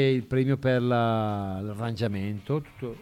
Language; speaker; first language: Italian; native; Italian